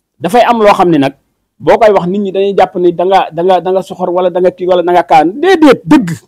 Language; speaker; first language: Wolof; native; Wolof